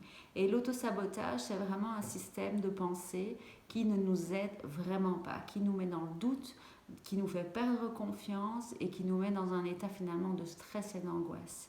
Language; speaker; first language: French; native; French